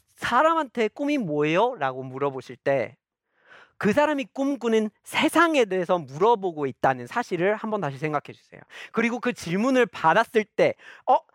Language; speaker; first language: Korean; non-native, fluent; English